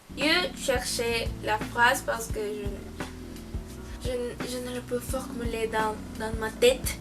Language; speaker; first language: French; non-native, learner; Spanish